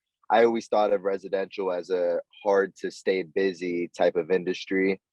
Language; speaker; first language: English; native; English